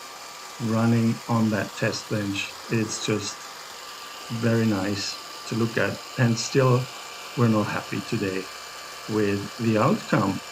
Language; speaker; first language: English; non-native, fluent; German